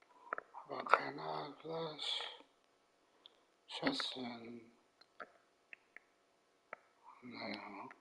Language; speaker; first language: German; non-native, learner; Vietnamese